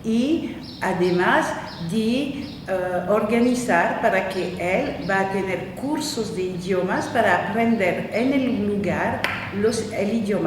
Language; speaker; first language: Spanish; non-native, fluent; French